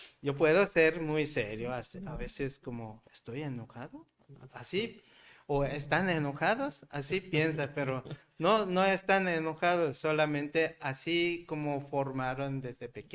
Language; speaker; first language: Spanish; non-native, learner; Korean